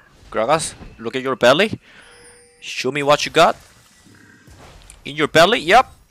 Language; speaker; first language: English; non-native, fluent; Korean